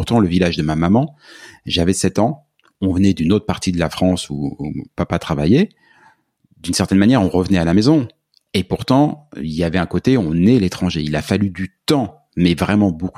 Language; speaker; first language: French; native; French